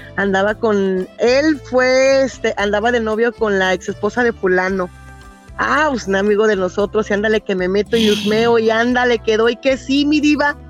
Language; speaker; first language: Spanish; native; Spanish